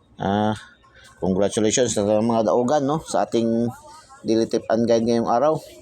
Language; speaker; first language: Filipino; non-native, local second language; Cebuano